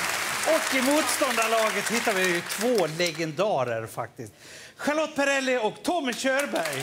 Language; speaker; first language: Swedish; native; Swedish